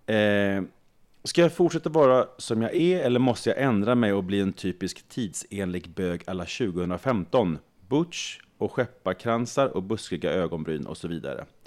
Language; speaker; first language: Swedish; native; Swedish